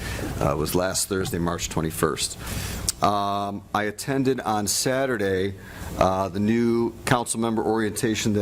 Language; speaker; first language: English; native; English